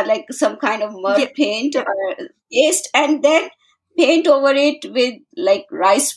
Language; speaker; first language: English; non-native, local second language; Hindi